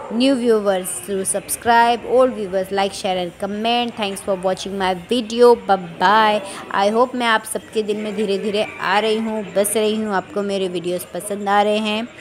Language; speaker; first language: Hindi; non-native, local second language; Gujarati